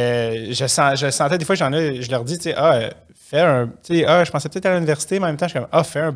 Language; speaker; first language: French; native; French